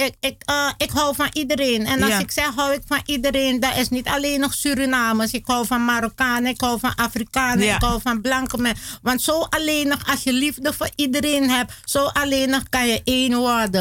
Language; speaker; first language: Dutch; non-native, learner; Spanish